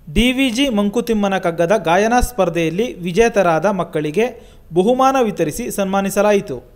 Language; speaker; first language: Kannada; native; Kannada